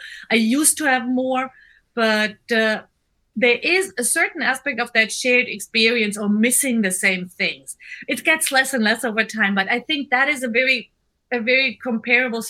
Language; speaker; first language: English; non-native, fluent; German